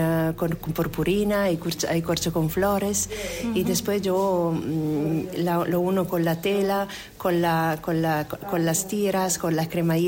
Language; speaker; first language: Spanish; non-native, fluent; Italian